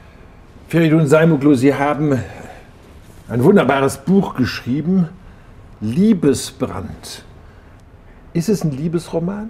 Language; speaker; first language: German; native; German